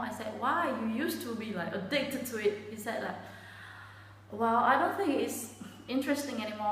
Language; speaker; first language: English; non-native, fluent; Vietnamese